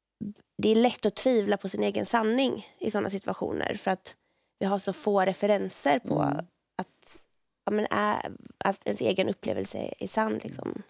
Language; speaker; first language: Swedish; native; Swedish